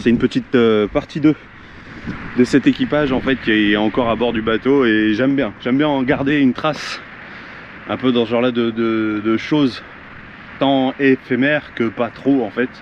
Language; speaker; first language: French; native; French